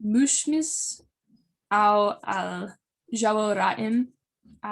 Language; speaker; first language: Arabic; non-native, learner; English